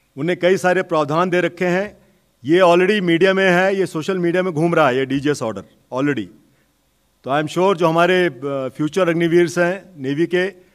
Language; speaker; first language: Hindi; native; Hindi